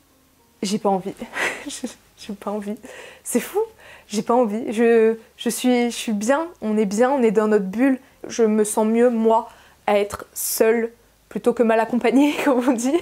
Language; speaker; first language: French; native; French